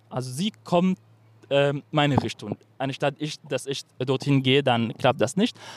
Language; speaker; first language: German; non-native, fluent; Arabic